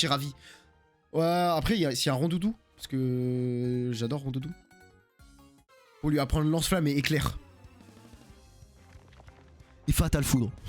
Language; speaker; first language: French; native; French